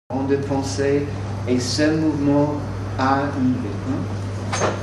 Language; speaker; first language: French; non-native, fluent; English